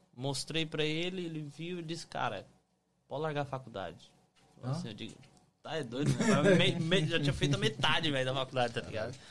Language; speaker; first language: Portuguese; native; Portuguese